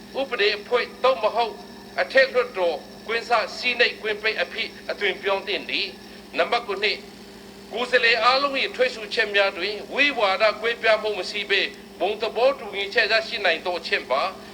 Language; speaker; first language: Burmese; non-native, local second language; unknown